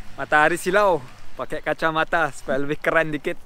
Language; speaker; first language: Indonesian; non-native, fluent; German